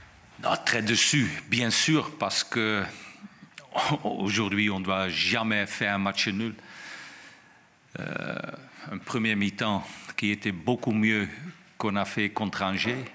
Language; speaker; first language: French; non-native, fluent; Dutch